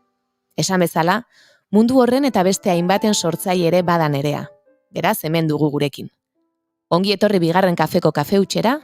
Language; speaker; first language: Basque; native; Basque